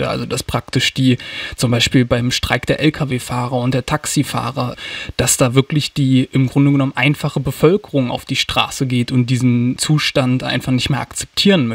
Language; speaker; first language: German; native; German